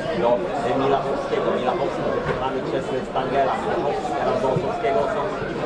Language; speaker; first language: Polish; native; Polish